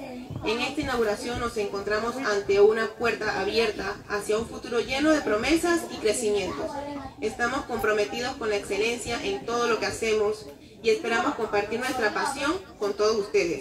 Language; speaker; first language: Spanish; native; Spanish